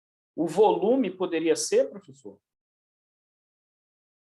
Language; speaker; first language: Portuguese; native; Portuguese